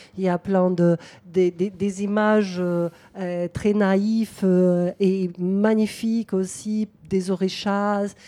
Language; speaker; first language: French; non-native, fluent; Portuguese